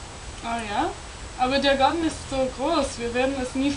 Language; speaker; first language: German; non-native, learner; English